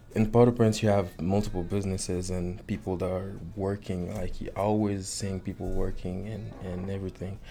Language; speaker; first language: English; non-native, fluent; Haitian Creole